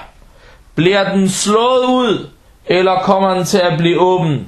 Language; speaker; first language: Danish; early bilingual, other home language; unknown